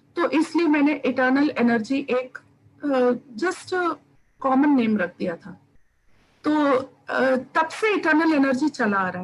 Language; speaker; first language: Hindi; non-native, local second language; Tamil